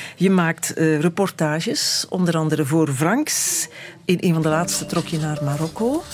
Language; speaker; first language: Dutch; native; Dutch